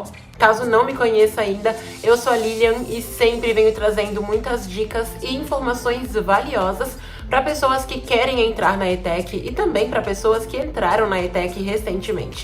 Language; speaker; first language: Portuguese; native; Portuguese